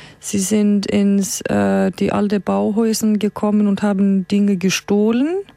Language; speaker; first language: German; non-native, fluent; Icelandic